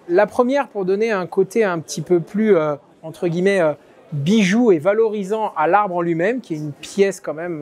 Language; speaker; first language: French; native; French